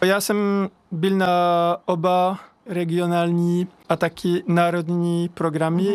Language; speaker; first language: Czech; non-native, learner; French